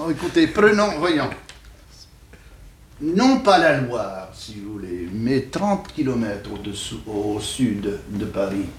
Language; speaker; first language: French; native; French